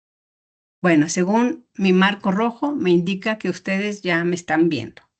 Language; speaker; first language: Spanish; native; Spanish